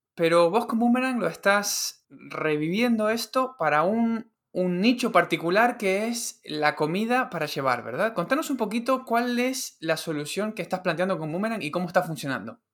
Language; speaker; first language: Spanish; native; Spanish